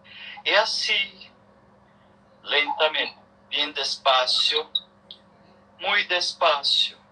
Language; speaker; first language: Spanish; non-native, learner; Portuguese